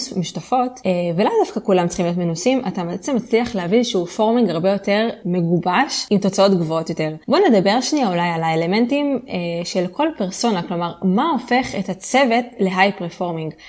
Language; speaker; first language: Hebrew; native; Hebrew